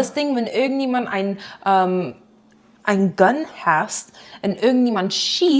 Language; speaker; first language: German; non-native, fluent; English